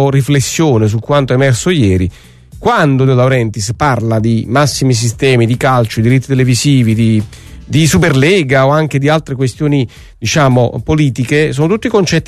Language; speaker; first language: Italian; native; Italian